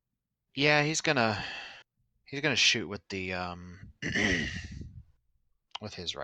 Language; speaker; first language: English; native; English